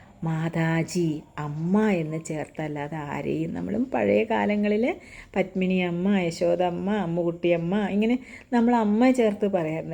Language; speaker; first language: Malayalam; native; Malayalam